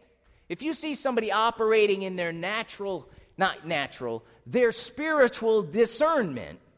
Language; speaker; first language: English; native; English